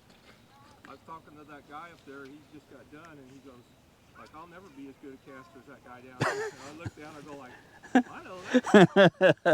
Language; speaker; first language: English; native; English